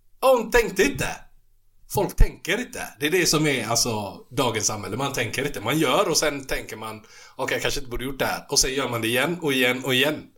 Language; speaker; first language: Swedish; early bilingual, other home language; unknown